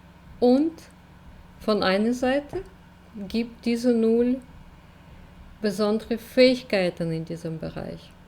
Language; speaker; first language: German; non-native, fluent; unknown